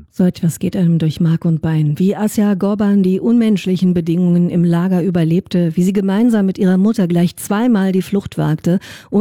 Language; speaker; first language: German; native; German